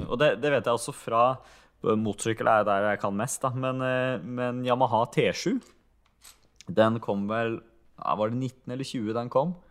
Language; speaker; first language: Norwegian; early bilingual, other home language; Hungarian